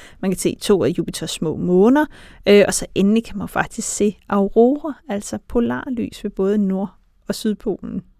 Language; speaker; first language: Danish; native; Danish